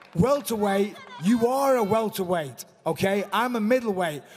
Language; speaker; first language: English; native; English